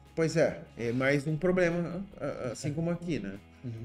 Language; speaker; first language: Portuguese; native; Portuguese